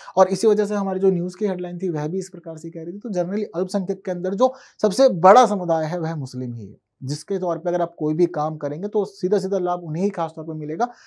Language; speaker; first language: Hindi; native; Hindi